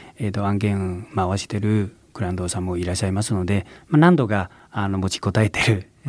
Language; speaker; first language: Japanese; non-native, fluent; Chinese